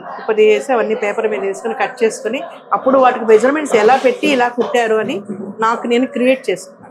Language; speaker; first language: Telugu; native; Telugu